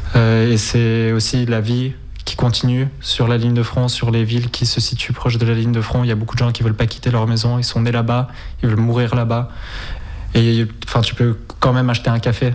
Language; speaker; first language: French; non-native, fluent; Spanish